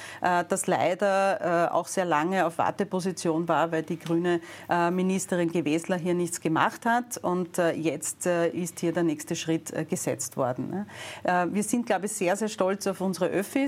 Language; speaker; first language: German; native; German